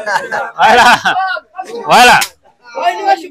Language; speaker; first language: Portuguese; non-native, learner; Vietnamese